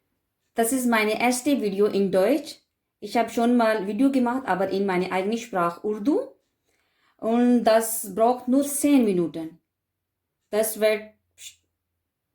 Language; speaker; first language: German; non-native, learner; Urdu